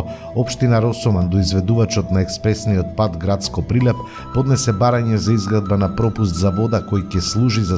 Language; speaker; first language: Macedonian; native; Macedonian